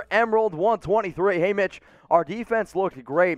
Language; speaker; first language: English; native; English